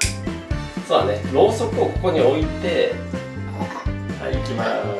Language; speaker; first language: Japanese; native; Japanese